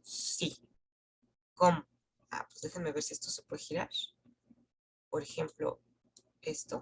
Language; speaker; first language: Spanish; native; Spanish